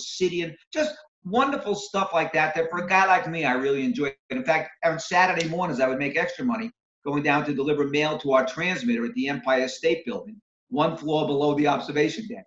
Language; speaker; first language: English; native; English